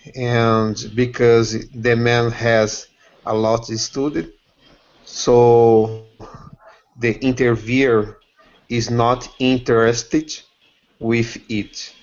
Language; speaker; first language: English; non-native, learner; Portuguese